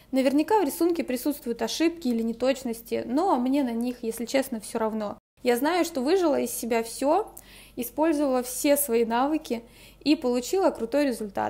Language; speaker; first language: Russian; native; Russian